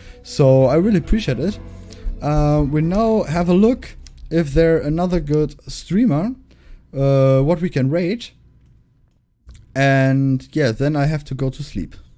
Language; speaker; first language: English; non-native, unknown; German